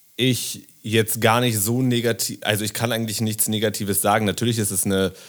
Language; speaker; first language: German; native; German